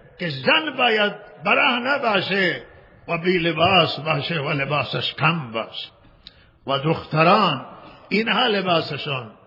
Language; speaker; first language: Persian; non-native, local second language; Baluchi